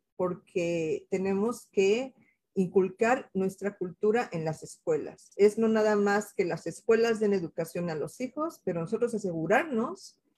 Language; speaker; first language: Spanish; native; Spanish